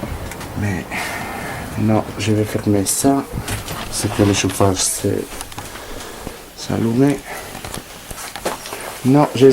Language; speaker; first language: French; non-native, learner; Italian